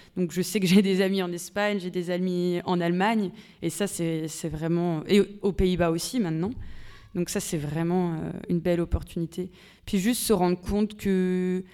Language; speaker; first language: French; native; French